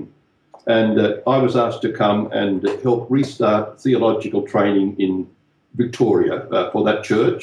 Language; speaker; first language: English; native; English